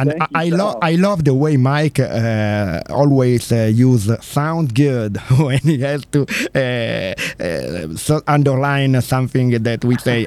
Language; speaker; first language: English; non-native, learner; Italian